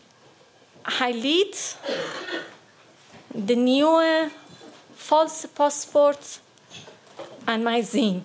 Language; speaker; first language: Dutch; non-native, learner; Persian